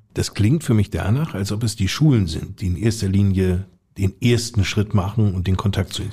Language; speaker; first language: German; native; German